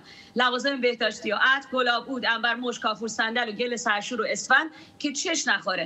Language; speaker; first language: Persian; native; Persian